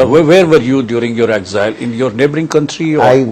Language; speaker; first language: English; non-native, local second language; Urdu